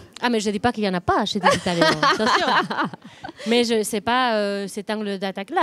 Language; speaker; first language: French; non-native, fluent; Spanish